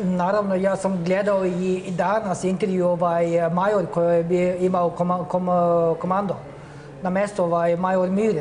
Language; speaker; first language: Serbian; non-native, fluent; Norwegian